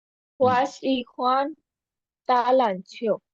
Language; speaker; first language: Chinese; non-native, learner; Urdu